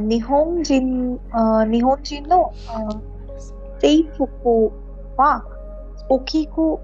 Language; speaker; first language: Japanese; non-native, learner; Hindi